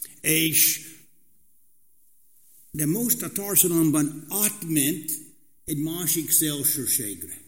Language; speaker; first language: Hungarian; non-native, fluent; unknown